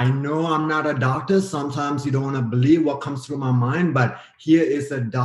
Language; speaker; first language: English; non-native, fluent; Sinhala